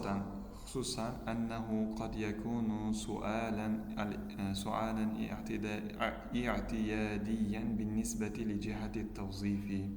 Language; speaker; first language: Arabic; non-native, fluent; Uzbek